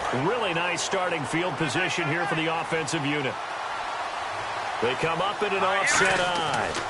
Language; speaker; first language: English; native; English